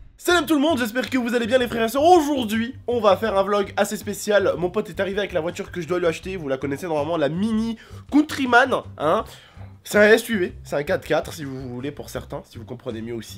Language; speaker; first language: French; native; French